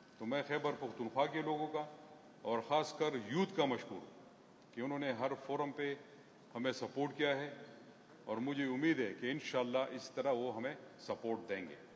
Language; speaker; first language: Urdu; non-native, local second language; Pashto